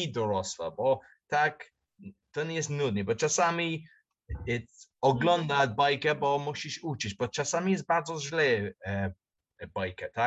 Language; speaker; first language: Polish; non-native, learner; English